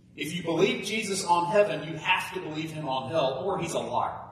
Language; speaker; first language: English; native; English